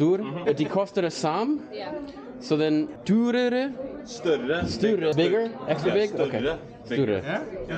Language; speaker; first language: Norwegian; non-native, learner; English